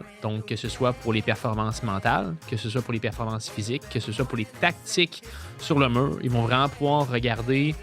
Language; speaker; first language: French; native; French